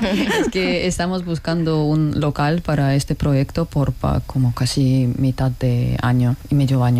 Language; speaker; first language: Spanish; non-native, learner; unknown